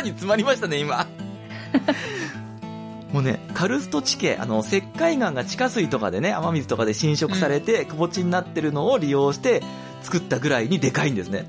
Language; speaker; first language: Japanese; native; Japanese